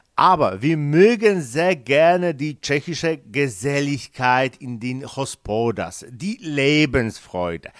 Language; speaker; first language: German; non-native, fluent; Polish